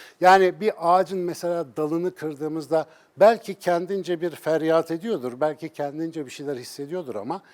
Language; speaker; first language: Turkish; native; Turkish